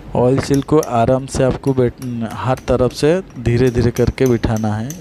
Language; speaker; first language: Hindi; non-native, local second language; Odia